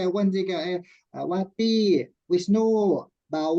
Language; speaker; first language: Indonesian; non-native, fluent; Chinese